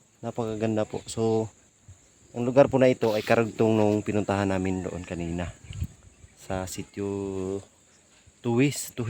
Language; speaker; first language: Filipino; non-native, local second language; Cebuano